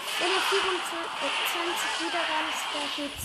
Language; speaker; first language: German; native; German